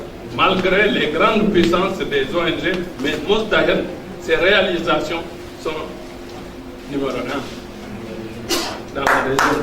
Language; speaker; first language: French; non-native, local second language; Fula